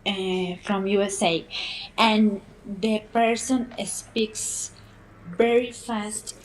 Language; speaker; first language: English; non-native, learner; Spanish